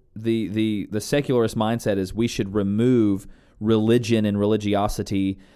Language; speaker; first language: English; native; English